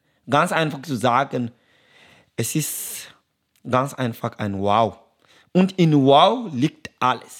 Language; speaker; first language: German; non-native, learner; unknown